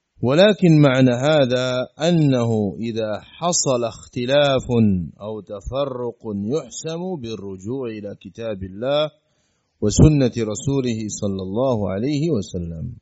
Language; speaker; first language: Arabic; non-native, fluent; Indonesian